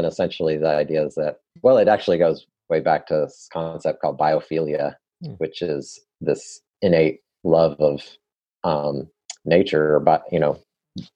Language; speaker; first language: English; native; English